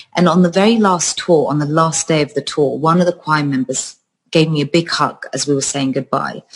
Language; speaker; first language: English; early bilingual, other home language; Georgian